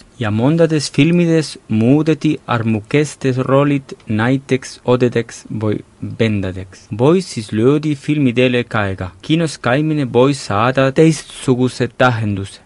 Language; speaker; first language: Estonian; non-native, fluent; Catalan